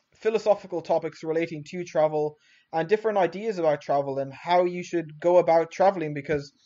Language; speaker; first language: English; native; English